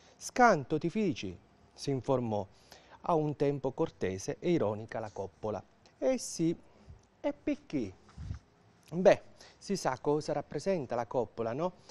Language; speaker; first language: Italian; native; Italian